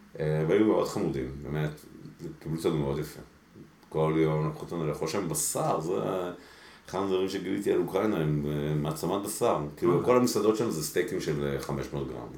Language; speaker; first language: Hebrew; early bilingual, other home language; Spanish